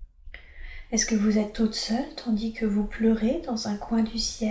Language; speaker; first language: French; native; French